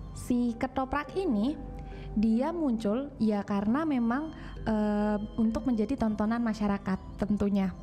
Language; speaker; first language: Indonesian; non-native, local second language; Javanese